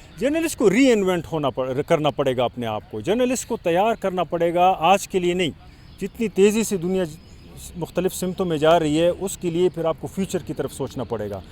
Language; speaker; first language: Urdu; non-native, local second language; Pashto